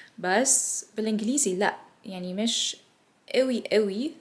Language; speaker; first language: Egyptian Arabic; non-native, learner; English